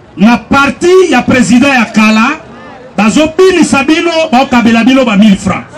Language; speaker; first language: Lingala; native; Lingala